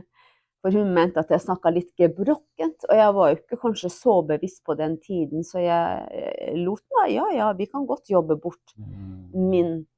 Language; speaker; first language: Norwegian; non-native, local second language; Northern Sami